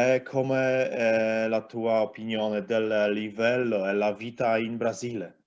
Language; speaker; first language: Italian; non-native, learner; Polish